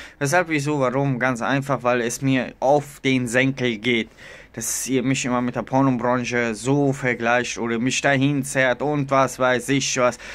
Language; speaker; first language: German; early bilingual, other home language; Italian